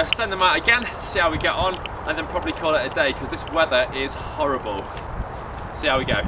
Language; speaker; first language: English; native; English